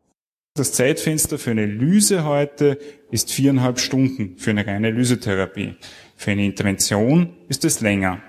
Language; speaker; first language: German; native; German